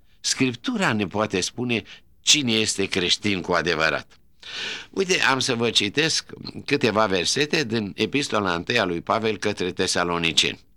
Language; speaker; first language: Romanian; native; Romanian